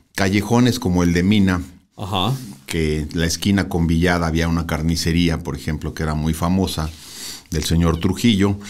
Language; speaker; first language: Spanish; native; Spanish